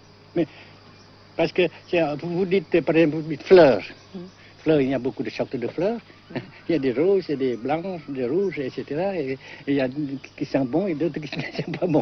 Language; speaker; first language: French; non-native, local second language; Vietnamese